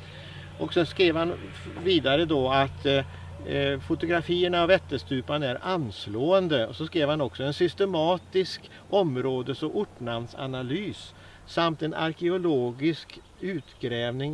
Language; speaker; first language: Swedish; native; Swedish